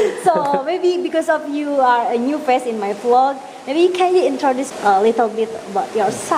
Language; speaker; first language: English; non-native, learner; Indonesian